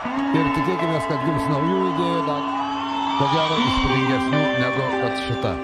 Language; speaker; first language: Lithuanian; native; Lithuanian